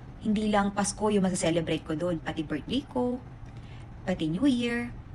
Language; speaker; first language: Filipino; native; Filipino